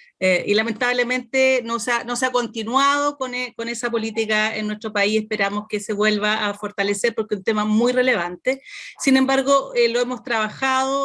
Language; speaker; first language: Spanish; native; Spanish